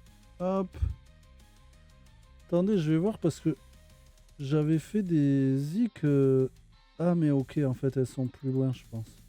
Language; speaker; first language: French; native; French